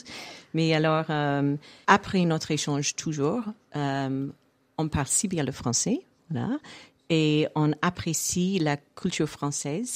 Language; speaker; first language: French; non-native, fluent; English